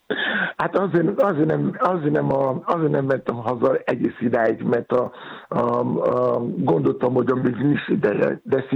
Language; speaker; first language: Hungarian; non-native, learner; Yoruba